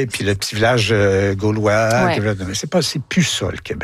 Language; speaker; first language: French; native; French